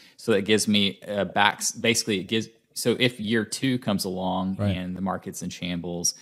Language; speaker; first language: English; native; English